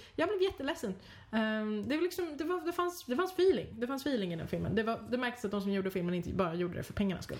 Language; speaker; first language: Swedish; native; Swedish